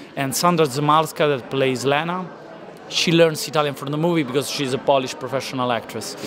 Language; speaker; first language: English; non-native, fluent; Italian